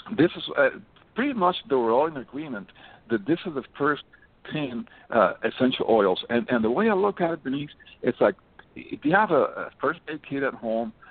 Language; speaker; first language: English; early bilingual, other home language; Spanish